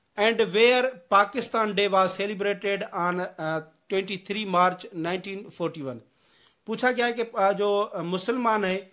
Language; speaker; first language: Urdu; non-native, local second language; Sindhi